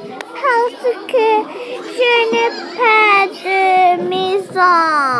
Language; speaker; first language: French; non-native, learner; English